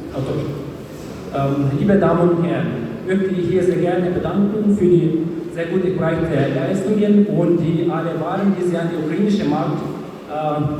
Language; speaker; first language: German; non-native, learner; Ukrainian